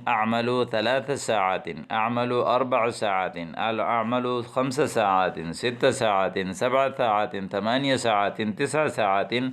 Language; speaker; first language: Arabic; non-native, fluent; Urdu